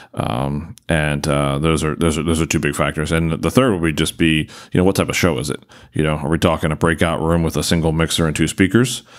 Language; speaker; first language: English; native; English